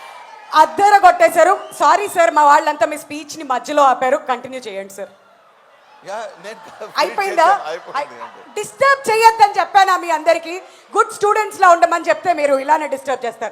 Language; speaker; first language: Telugu; native; Telugu